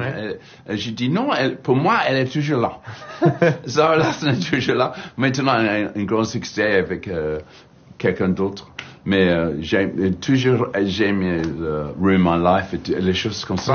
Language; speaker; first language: French; non-native, learner; English